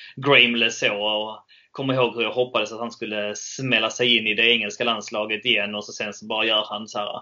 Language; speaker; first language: Swedish; native; Swedish